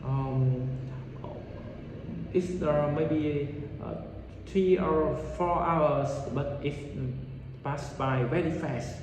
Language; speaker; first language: English; non-native, learner; Vietnamese